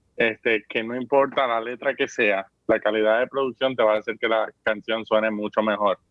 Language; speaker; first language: Spanish; native; Spanish